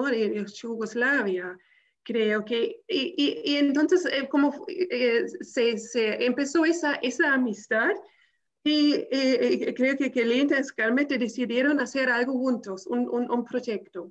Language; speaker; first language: Spanish; non-native, fluent; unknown